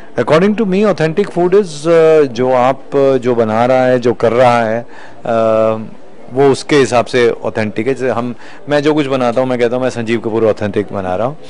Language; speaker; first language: Hindi; native; Hindi